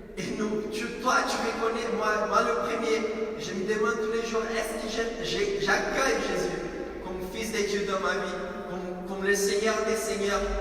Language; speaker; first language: French; non-native, fluent; Portuguese